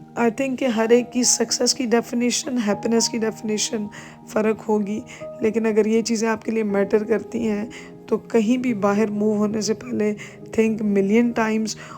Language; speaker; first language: Urdu; native; Urdu